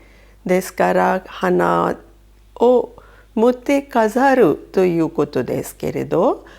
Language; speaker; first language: Japanese; non-native, fluent; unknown